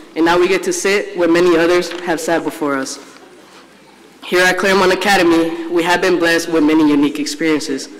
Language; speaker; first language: English; early bilingual, other home language; Spanish